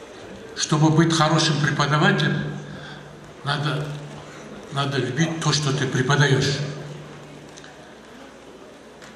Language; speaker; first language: Russian; non-native, local second language; Kazakh